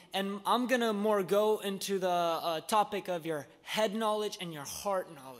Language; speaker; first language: English; native; English